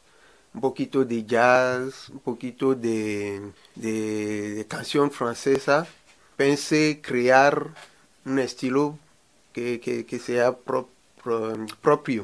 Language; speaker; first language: Spanish; non-native, learner; Ewe